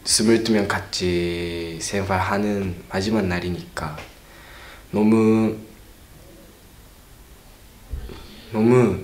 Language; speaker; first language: Korean; non-native, learner; Japanese